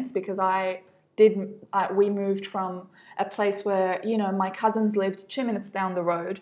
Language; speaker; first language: English; non-native, fluent; Arabic